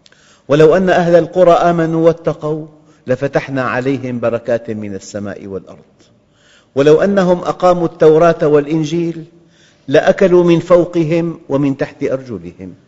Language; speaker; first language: Arabic; native; Arabic